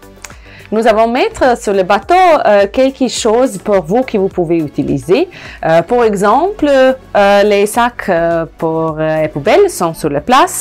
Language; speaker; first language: French; non-native, learner; Croatian